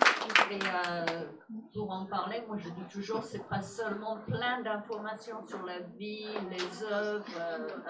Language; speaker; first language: French; non-native, fluent; English